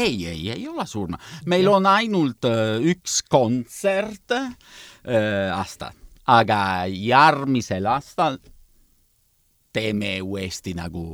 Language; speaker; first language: Estonian; non-native, learner; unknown